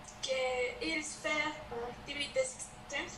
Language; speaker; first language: French; non-native, learner; Spanish